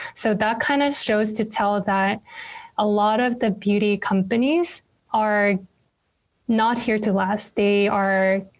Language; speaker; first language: English; non-native, fluent; Korean